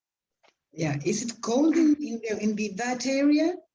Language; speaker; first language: English; non-native, fluent; Spanish